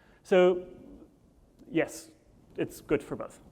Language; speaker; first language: English; non-native, fluent; German